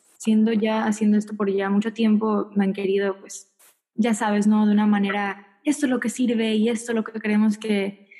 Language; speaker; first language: Spanish; early bilingual, heritage; Spanish